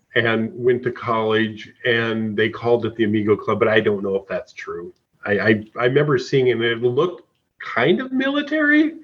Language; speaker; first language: English; native; English